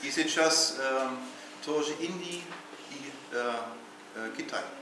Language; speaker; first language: Russian; non-native, learner; German